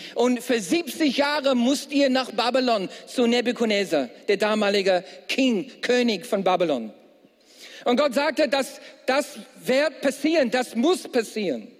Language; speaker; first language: German; non-native, fluent; English